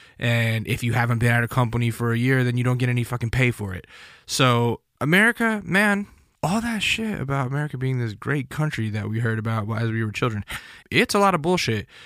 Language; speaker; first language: English; native; English